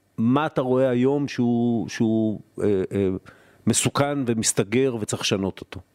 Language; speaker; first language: Hebrew; native; Hebrew